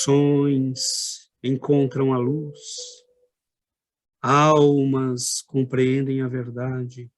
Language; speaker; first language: Portuguese; native; Portuguese